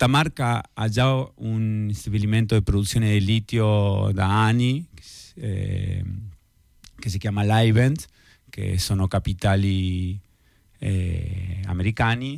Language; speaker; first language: Italian; non-native, fluent; Spanish